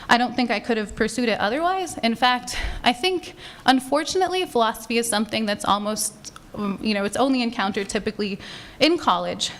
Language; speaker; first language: English; native; English